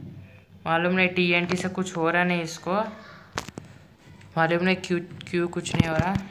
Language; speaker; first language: Hindi; native; Hindi